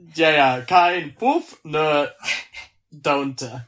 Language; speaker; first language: German; non-native, learner; English